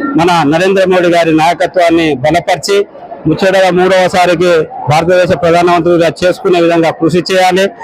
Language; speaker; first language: Telugu; non-native, local second language; Lambadi